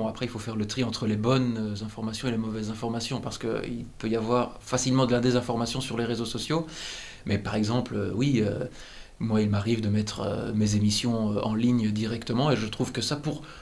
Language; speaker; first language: French; native; French